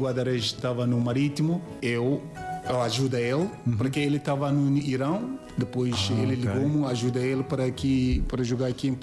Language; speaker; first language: Portuguese; non-native, learner; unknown